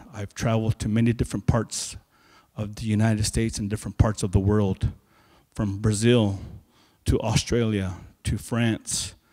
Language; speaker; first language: English; native; English